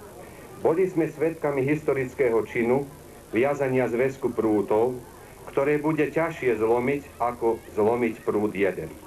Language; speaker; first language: Slovak; native; Slovak